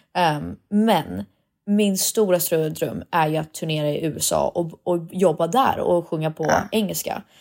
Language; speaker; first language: Swedish; early bilingual, heritage; Swedish